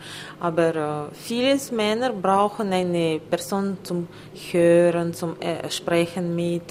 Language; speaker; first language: German; non-native, learner; Russian